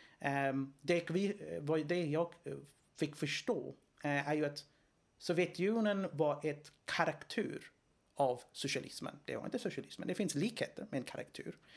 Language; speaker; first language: Swedish; non-native, fluent; Greek